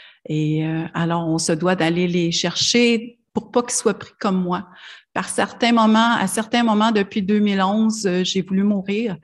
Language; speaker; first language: French; native; French